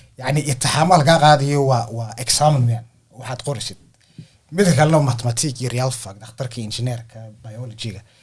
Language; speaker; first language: Somali; early bilingual, heritage; Somali